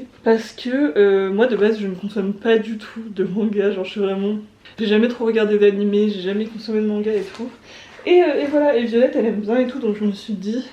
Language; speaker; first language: French; native; French